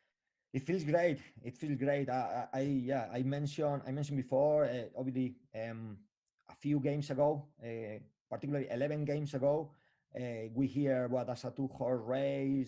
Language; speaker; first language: English; non-native, fluent; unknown